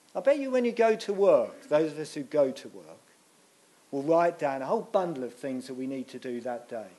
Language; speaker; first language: English; native; English